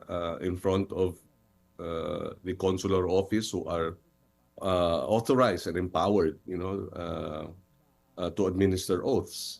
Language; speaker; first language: English; non-native, local second language; Filipino